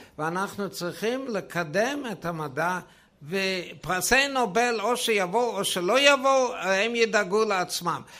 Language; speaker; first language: Hebrew; non-native, fluent; German